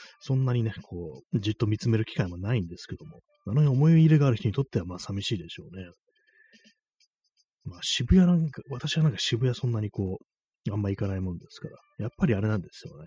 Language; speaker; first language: Japanese; native; Japanese